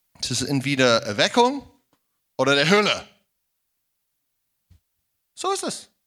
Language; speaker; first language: German; non-native, fluent; English